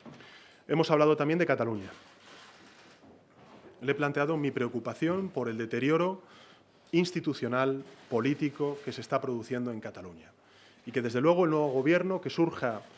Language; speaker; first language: Spanish; native; Spanish